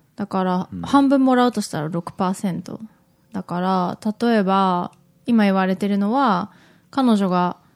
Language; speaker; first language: Japanese; native; Japanese